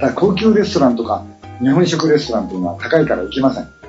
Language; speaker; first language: Japanese; native; Japanese